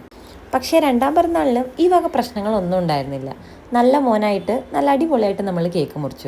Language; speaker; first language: Malayalam; native; Malayalam